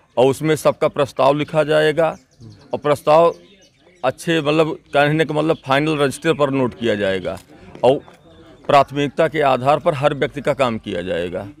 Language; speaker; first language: Hindi; native; Hindi